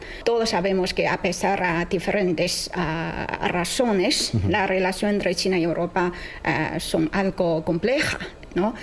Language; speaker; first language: Spanish; non-native, fluent; Chinese